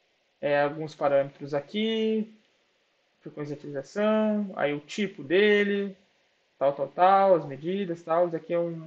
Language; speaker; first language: Portuguese; native; Portuguese